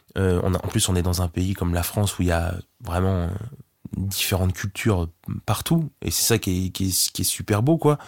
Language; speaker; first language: French; native; French